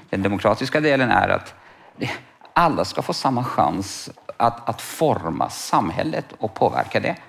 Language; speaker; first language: Swedish; non-native, fluent; Kurdish